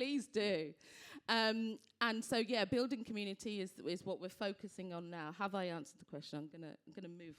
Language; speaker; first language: English; native; English